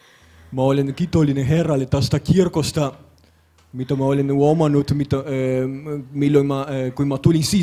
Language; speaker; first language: Finnish; non-native, learner; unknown